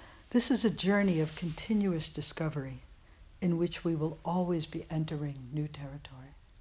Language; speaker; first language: English; native; English